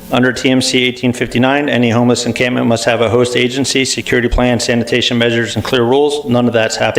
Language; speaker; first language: English; native; English